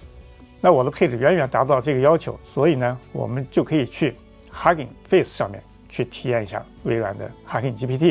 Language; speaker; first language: Chinese; native; Chinese